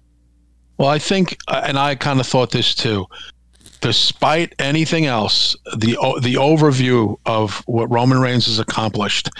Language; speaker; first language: English; native; English